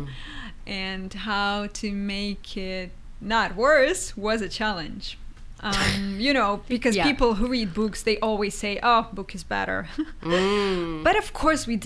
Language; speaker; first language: English; non-native, fluent; Ukrainian